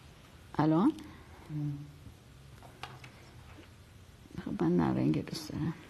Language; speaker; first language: Persian; non-native, fluent; German